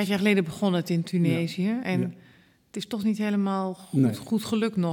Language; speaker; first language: Dutch; native; Dutch